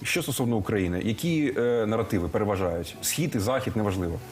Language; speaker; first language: Ukrainian; native; Ukrainian